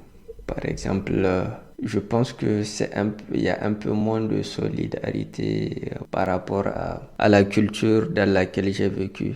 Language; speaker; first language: French; non-native, local second language; Hausa